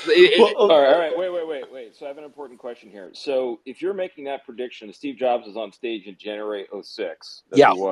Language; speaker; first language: English; native; English